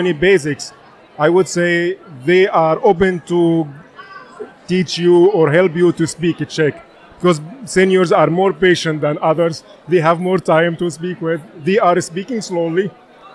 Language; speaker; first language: English; non-native, fluent; Arabic